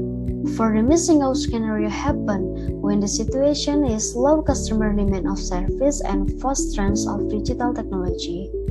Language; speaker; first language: English; non-native, learner; Indonesian